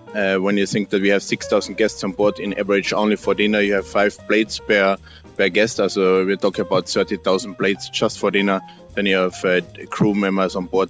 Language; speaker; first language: English; non-native, fluent; German